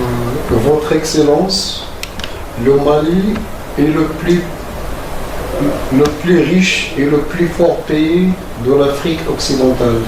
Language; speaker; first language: French; non-native, local second language; Arabic